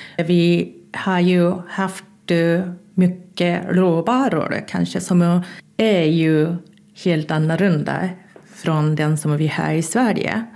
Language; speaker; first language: Swedish; non-native, fluent; Japanese